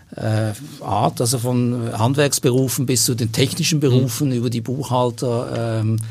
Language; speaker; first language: German; native; German